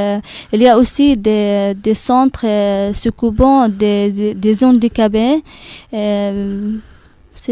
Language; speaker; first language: French; non-native, learner; Arabic